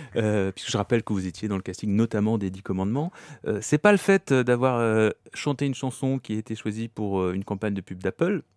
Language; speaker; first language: French; native; French